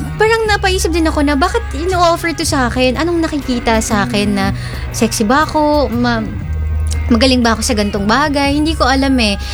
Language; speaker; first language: Filipino; native; Filipino